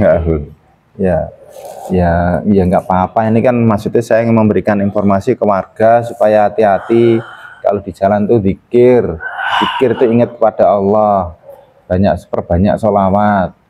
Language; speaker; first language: Indonesian; native; Indonesian